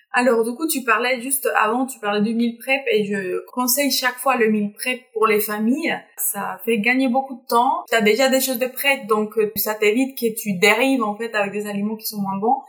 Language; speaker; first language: French; non-native, fluent; Spanish